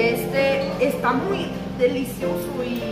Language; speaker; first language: Spanish; early bilingual, other home language; Korean